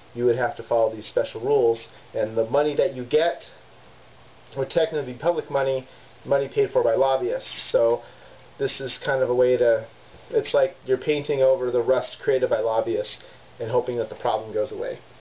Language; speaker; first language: English; native; English